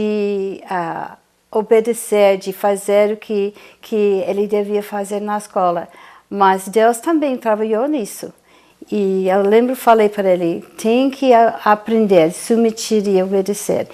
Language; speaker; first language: Portuguese; non-native, fluent; English